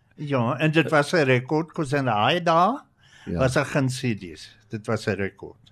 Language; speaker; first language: Afrikaans; non-native, local second language; English